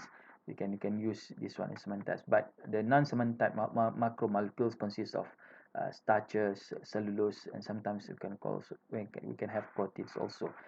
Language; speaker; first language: English; non-native, fluent; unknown